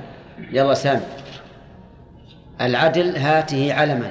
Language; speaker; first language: Arabic; native; Arabic